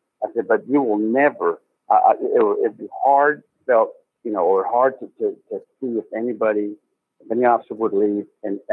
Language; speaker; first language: English; native; English